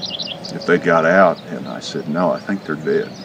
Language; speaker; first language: English; native; English